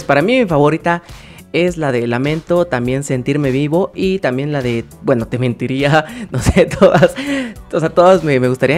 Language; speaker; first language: Spanish; native; Spanish